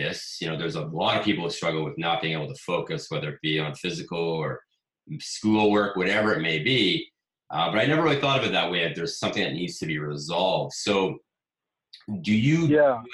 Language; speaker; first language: English; native; English